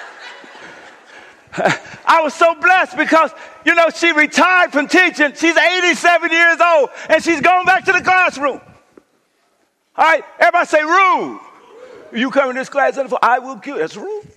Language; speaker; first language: English; native; English